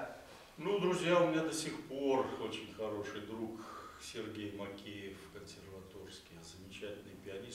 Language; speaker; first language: Russian; native; Russian